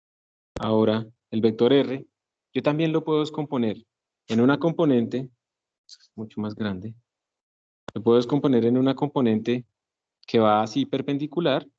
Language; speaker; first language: Spanish; native; Spanish